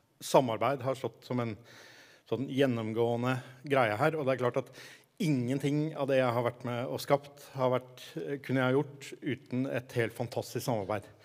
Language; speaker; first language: Norwegian; native; Norwegian